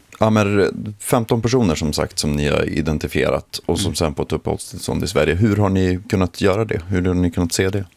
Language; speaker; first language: Swedish; native; Swedish